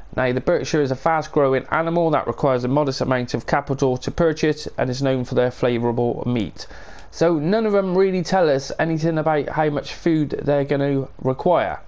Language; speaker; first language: English; native; English